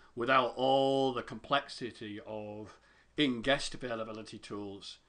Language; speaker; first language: English; native; English